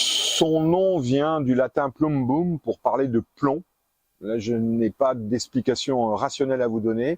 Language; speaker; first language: French; native; French